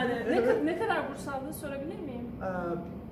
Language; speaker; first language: Turkish; native; Turkish